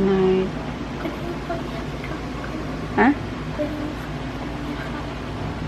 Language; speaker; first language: Filipino; native; Filipino